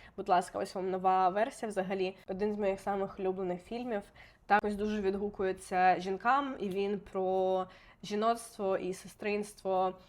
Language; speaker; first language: Ukrainian; non-native, local second language; Russian